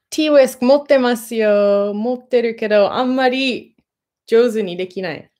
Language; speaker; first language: Japanese; non-native, fluent; English